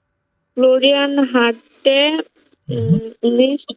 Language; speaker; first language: German; non-native, learner; Bangla